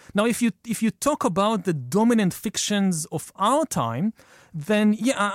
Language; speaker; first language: English; non-native, fluent; Hebrew